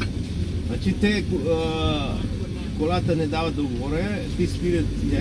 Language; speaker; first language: Bulgarian; non-native, learner; Vietnamese